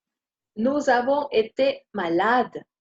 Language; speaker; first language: French; non-native, fluent; Spanish